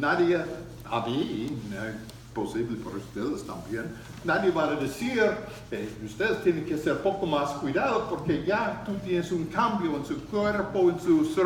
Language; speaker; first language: Spanish; non-native, learner; English